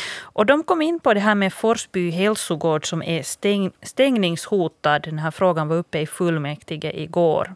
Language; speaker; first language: Swedish; native; Swedish